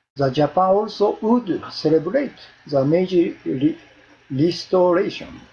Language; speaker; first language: English; non-native, learner; Japanese